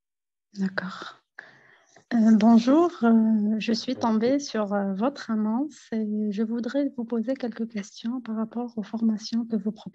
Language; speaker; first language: French; non-native, fluent; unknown